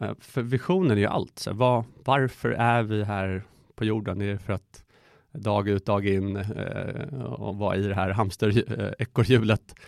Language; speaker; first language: Swedish; early bilingual, other home language; Persian